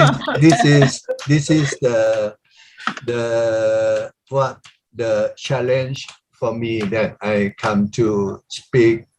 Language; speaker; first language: English; non-native, learner; Thai